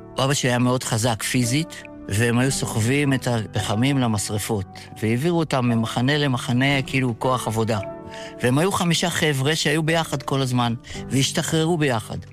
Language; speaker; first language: Hebrew; early bilingual, other home language; Yiddish